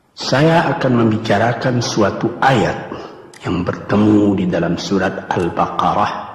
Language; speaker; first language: Indonesian; non-native, local second language; Minangkabau